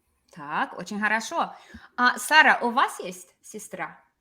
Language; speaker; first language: Russian; non-native, fluent; English